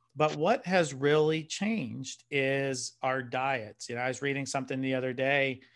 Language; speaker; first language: English; native; English